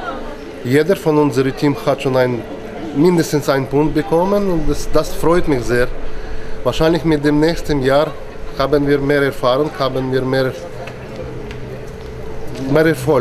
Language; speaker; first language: German; non-native, learner; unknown